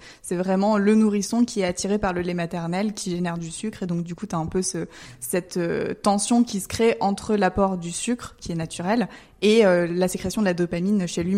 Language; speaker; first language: French; native; French